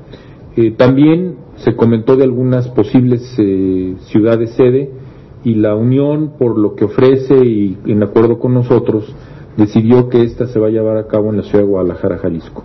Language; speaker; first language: Spanish; native; Spanish